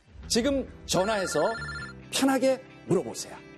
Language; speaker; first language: Korean; native; Korean